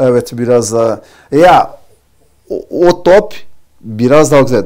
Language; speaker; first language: Turkish; non-native, learner; Portuguese